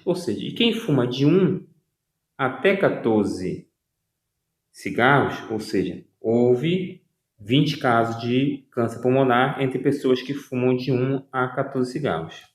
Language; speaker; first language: Portuguese; native; Portuguese